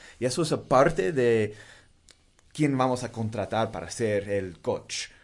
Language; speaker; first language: Spanish; non-native, fluent; English